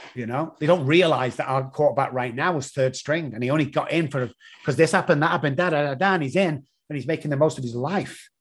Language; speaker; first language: English; native; English